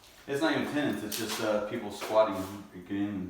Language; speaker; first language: English; native; English